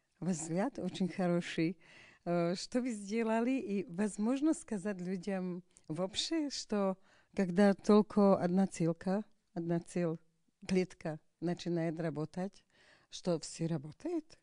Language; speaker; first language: Russian; non-native, learner; Slovak